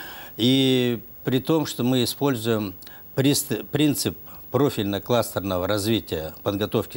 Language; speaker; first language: Russian; native; Russian